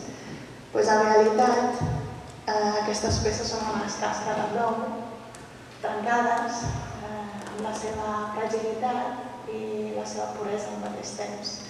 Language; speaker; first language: Catalan; early bilingual, heritage; Catalan